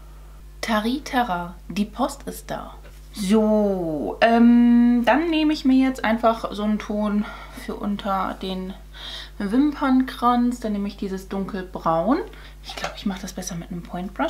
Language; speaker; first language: German; native; German